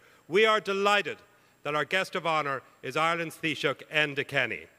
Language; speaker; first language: English; native; English